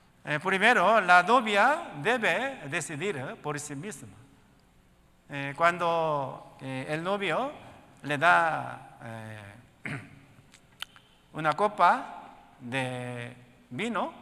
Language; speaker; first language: Spanish; non-native, learner; Korean